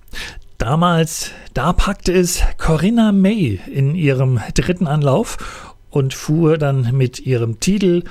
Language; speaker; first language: German; native; German